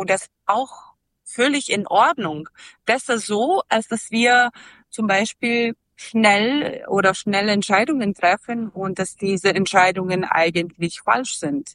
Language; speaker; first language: German; non-native, fluent; Serbian